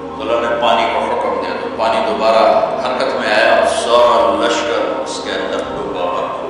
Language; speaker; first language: Urdu; non-native, local second language; Punjabi